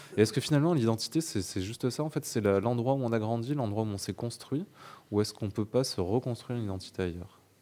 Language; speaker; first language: French; native; French